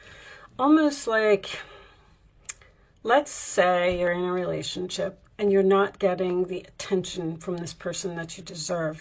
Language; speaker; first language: English; native; English